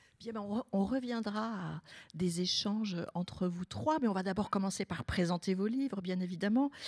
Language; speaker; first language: French; native; French